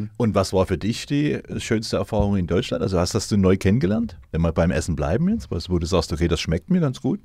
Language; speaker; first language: German; native; German